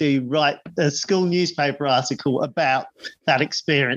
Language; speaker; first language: English; native; English